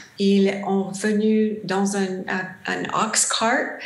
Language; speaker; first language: French; non-native, learner; English